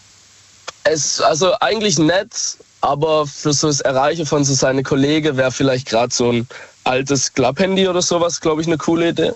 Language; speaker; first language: German; native; German